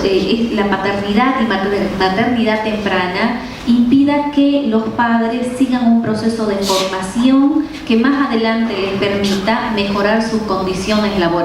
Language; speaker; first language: Spanish; native; Spanish